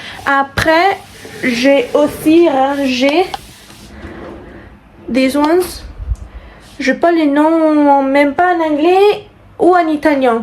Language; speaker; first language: French; non-native, fluent; Italian